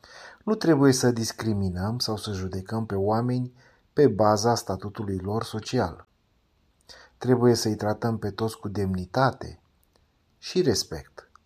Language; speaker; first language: Romanian; native; Romanian